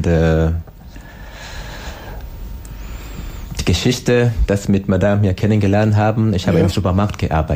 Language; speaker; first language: German; non-native, learner; Swahili